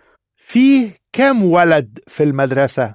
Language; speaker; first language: Arabic; non-native, learner; English